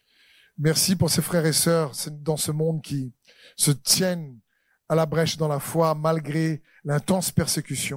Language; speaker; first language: French; native; French